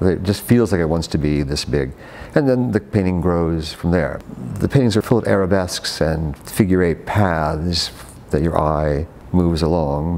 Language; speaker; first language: English; native; English